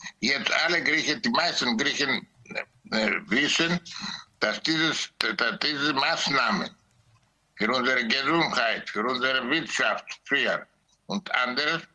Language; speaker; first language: German; non-native, learner; Greek